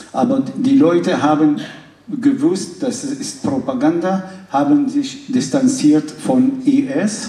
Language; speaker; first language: German; non-native, fluent; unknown